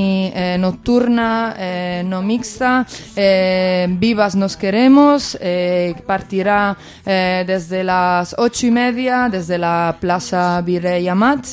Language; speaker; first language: Spanish; native; Spanish